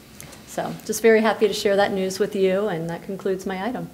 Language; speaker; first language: English; native; English